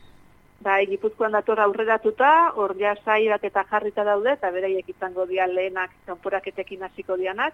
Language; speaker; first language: Basque; native; Basque